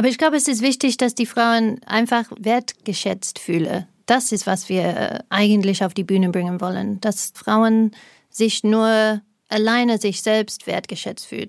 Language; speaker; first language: German; non-native, fluent; English